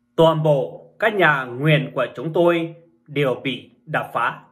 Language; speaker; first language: Vietnamese; native; Vietnamese